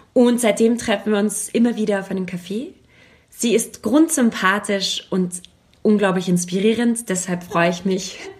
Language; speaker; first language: German; native; German